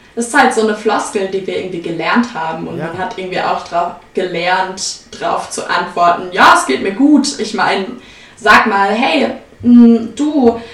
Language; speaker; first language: German; native; German